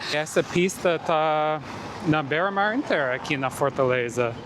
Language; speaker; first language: Portuguese; non-native, fluent; English